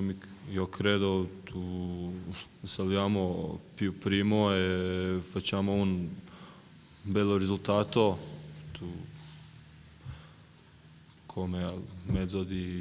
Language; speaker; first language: Italian; non-native, learner; Croatian